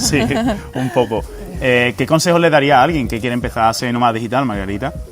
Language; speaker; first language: Spanish; native; Spanish